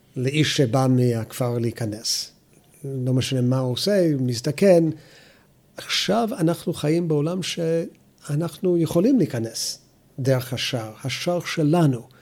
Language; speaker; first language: Hebrew; non-native, fluent; English